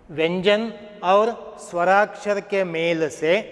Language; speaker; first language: Hindi; non-native, local second language; Kannada